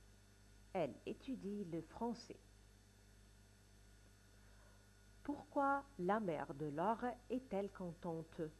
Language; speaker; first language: French; non-native, fluent; Arabic